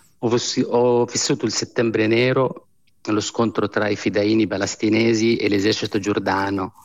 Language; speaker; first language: Italian; non-native, fluent; Arabic